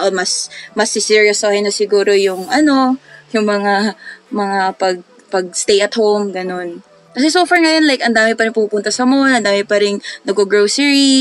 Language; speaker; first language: Filipino; non-native, local second language; Cebuano